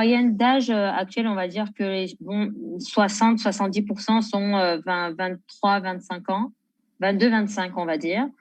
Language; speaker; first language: French; native; French